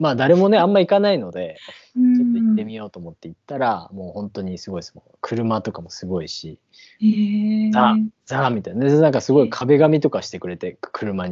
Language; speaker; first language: Japanese; native; Japanese